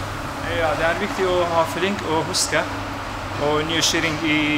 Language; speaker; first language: Norwegian; non-native, learner; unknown